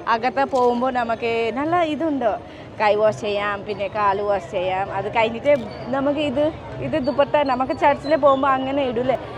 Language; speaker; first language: Malayalam; non-native, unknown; Nepali